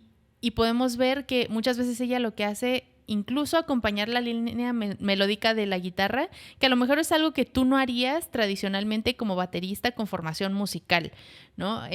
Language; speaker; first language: Spanish; native; Spanish